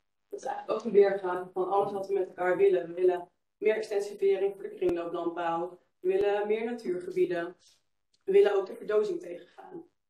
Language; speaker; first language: Dutch; native; Dutch